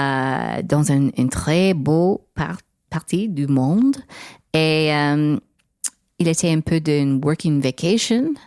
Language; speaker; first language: French; non-native, learner; English